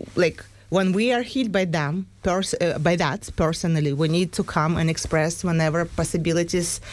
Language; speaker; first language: English; non-native, fluent; Ukrainian